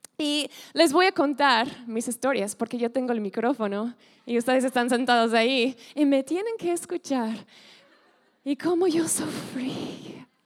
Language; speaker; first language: Spanish; non-native, fluent; English